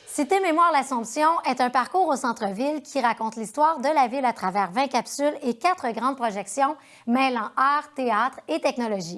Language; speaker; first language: French; native; French